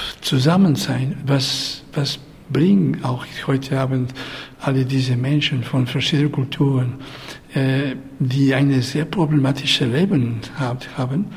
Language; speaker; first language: German; non-native, fluent; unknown